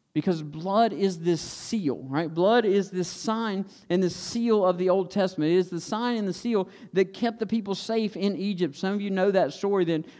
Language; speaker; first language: English; native; English